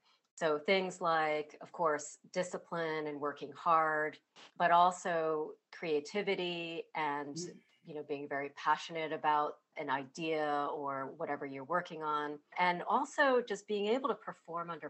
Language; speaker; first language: English; native; English